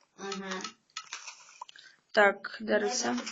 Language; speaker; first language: Ukrainian; native; Ukrainian